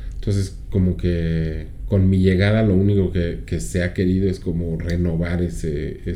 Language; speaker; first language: Spanish; native; Spanish